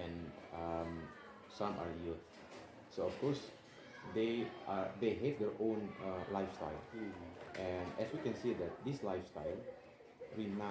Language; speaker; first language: English; non-native, learner; Indonesian